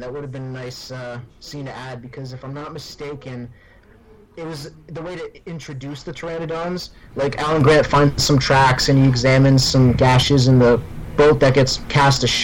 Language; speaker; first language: English; native; English